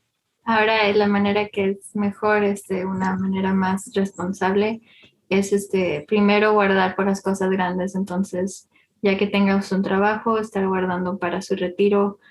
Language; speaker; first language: Spanish; early bilingual, heritage; Spanish